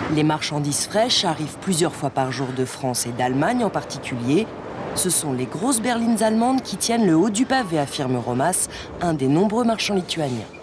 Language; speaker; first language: French; native; French